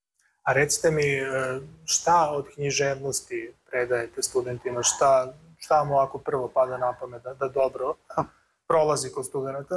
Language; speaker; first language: Serbian; native; Serbian